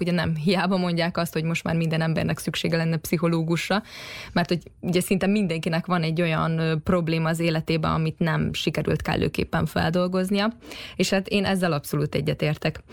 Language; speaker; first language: Hungarian; native; Hungarian